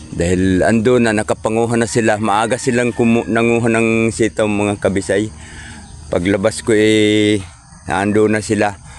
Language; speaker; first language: Filipino; non-native, local second language; Cebuano